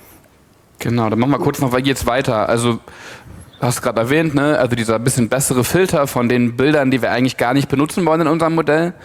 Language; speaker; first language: German; native; German